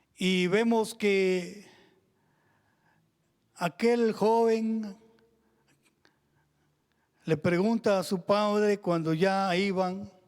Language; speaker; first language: Spanish; native; Spanish